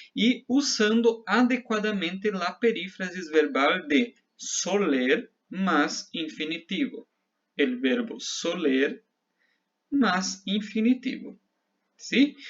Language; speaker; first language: Spanish; non-native, fluent; Portuguese